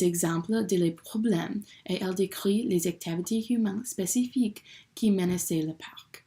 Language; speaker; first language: French; non-native, learner; English